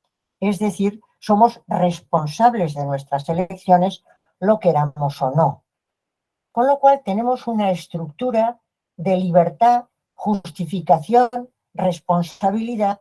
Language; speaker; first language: Spanish; native; Spanish